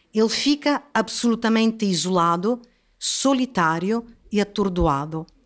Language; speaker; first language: Portuguese; non-native, fluent; Italian